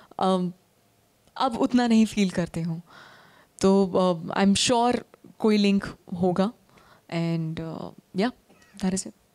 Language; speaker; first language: Hindi; native; Hindi